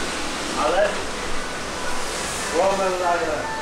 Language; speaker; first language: Chinese; non-native, learner; Polish